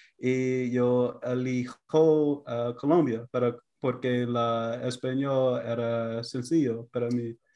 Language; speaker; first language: Spanish; non-native, learner; English